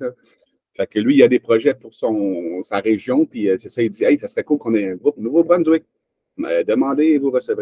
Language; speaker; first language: French; native; French